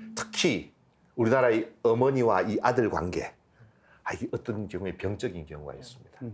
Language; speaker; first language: Korean; native; Korean